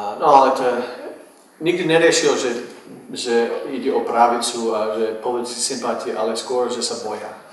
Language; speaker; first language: Slovak; non-native, fluent; English